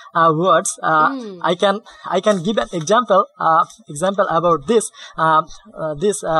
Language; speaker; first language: English; non-native, learner; Bangla